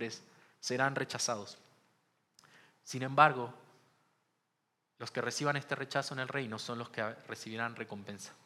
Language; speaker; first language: Spanish; native; Spanish